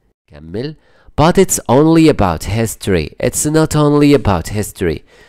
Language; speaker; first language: English; non-native, fluent; Arabic